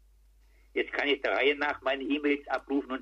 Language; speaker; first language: German; native; German